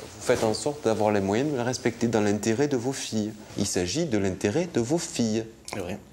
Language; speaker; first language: French; native; French